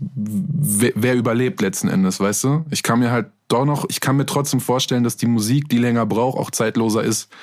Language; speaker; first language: German; native; German